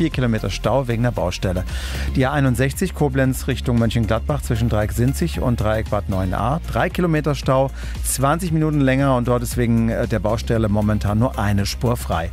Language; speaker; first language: German; native; German